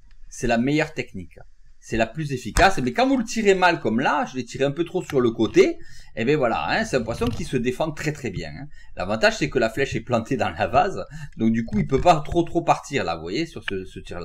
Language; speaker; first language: French; native; French